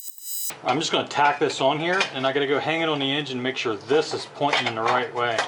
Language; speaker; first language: English; native; English